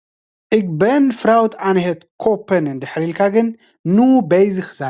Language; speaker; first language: Dutch; non-native, fluent; Tigrinya